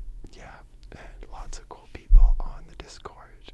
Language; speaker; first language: English; native; English